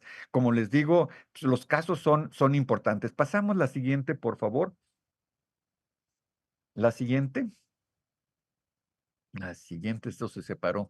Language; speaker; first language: Spanish; native; Spanish